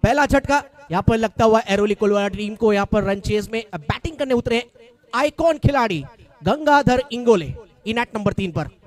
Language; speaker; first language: Hindi; non-native, local second language; Marathi